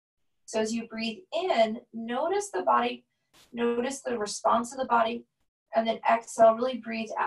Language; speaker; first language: English; native; English